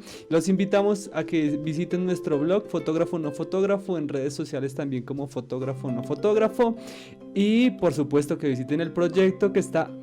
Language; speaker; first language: Spanish; native; Spanish